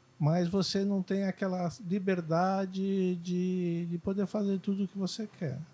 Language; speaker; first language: Portuguese; native; Portuguese